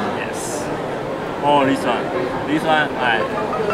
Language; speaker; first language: English; non-native, fluent; Chinese